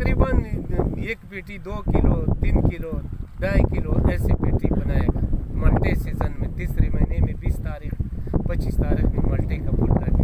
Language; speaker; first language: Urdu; non-native, local second language; Pashto